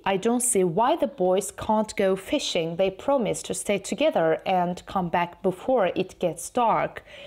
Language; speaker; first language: English; non-native, fluent; Azerbaijani